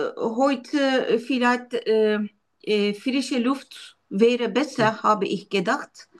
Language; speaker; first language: German; non-native, learner; Turkish